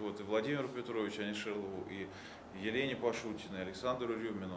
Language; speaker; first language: Russian; native; Russian